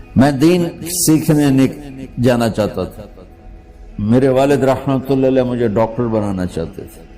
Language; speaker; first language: Urdu; non-native, local second language; Punjabi